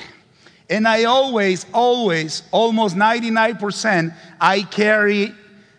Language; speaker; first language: English; non-native, fluent; Spanish